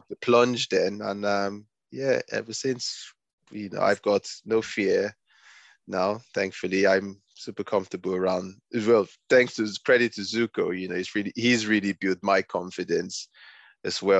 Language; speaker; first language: English; non-native, local second language; Yoruba